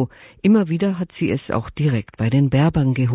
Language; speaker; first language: German; native; German